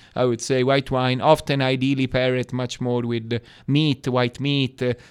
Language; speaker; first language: English; non-native, fluent; Italian